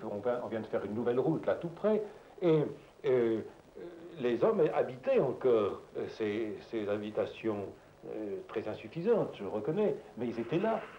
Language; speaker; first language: French; native; French